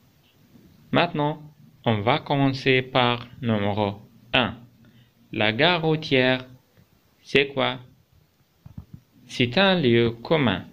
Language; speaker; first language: French; non-native, fluent; Arabic